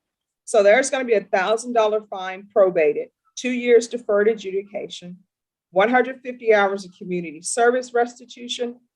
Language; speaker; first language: English; native; English